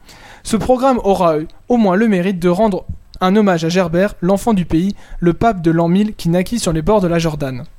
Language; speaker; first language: French; native; French